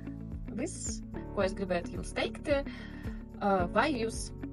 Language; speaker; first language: Latvian; early bilingual, heritage; Russian